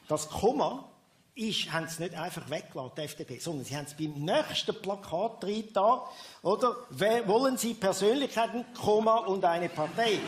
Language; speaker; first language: German; native; German